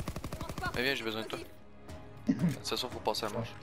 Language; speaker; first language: French; native; French